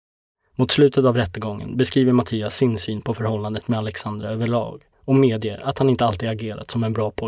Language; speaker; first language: Swedish; native; Swedish